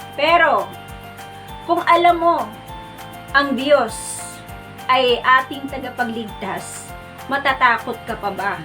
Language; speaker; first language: Filipino; non-native, local second language; Cebuano